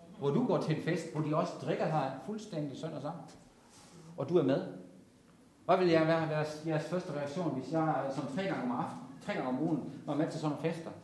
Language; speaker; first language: Danish; native; Danish